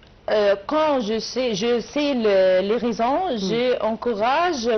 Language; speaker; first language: French; non-native, learner; Arabic